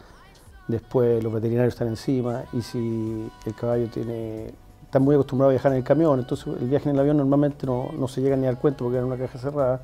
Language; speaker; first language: Spanish; native; Spanish